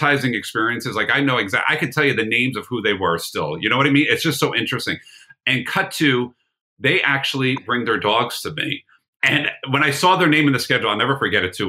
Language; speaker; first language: English; native; English